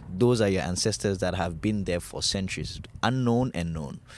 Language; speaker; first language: English; non-native, local second language; Ewe